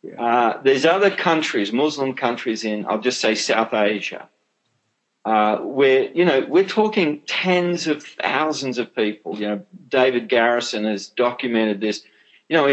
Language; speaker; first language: English; native; English